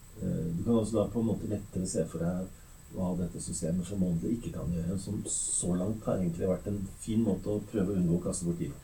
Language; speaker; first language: Norwegian; native; Norwegian